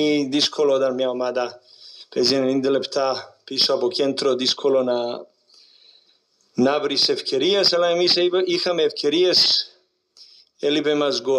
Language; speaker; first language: Greek; non-native, learner; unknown